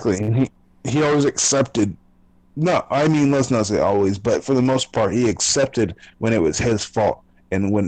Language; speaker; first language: English; native; English